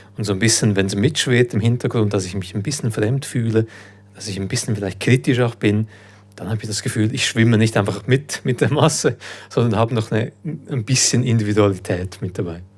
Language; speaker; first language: German; early bilingual, other home language; Croatian